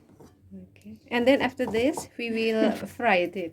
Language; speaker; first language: English; non-native, fluent; Indonesian